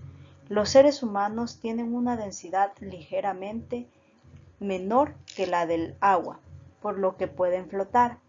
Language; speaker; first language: Spanish; native; Spanish